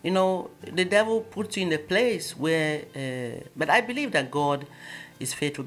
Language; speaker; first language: English; non-native, local second language; Igbo